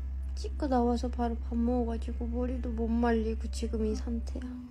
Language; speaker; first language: Korean; non-native, local second language; Japanese